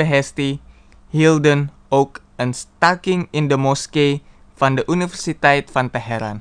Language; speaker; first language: Dutch; non-native, fluent; Indonesian